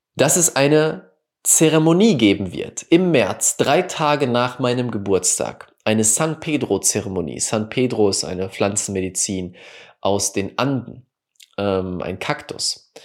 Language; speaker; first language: German; native; German